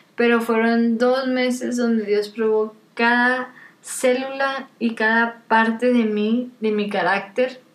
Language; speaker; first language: Spanish; native; Spanish